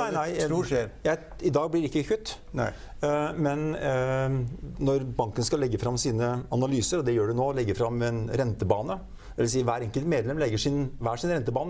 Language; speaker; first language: Norwegian; native; Norwegian